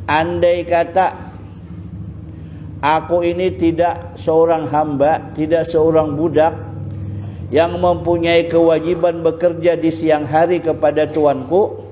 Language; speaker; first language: Indonesian; non-native, local second language; Banjar